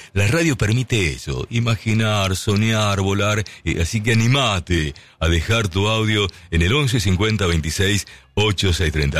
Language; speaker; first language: Spanish; native; Spanish